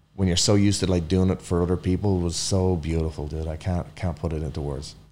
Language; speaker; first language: English; native; English